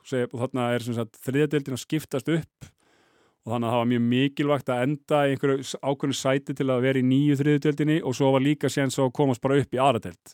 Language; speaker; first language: Icelandic; native; Icelandic